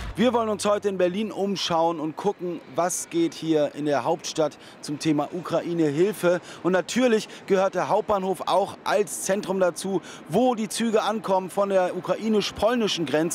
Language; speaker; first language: German; native; German